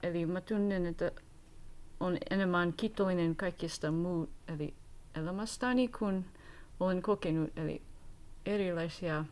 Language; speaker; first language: Finnish; non-native, learner; English